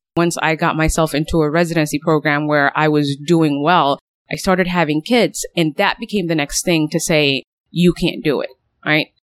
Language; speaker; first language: English; early bilingual, other home language; Somali